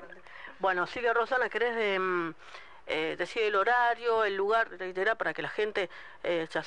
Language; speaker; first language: Spanish; native; Spanish